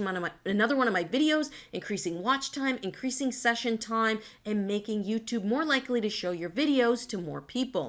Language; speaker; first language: English; native; English